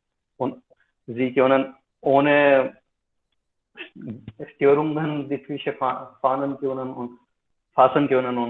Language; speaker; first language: German; non-native, fluent; Hindi